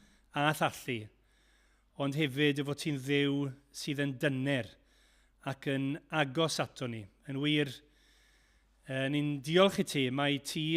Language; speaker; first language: Welsh; native; Welsh